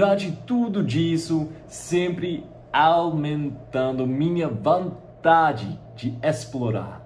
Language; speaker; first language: Portuguese; non-native, fluent; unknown